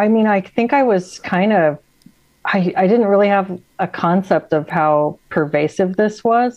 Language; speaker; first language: English; native; English